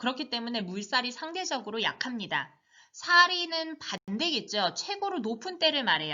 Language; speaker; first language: Korean; native; Korean